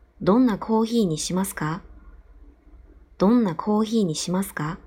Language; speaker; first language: Japanese; non-native, fluent; Chinese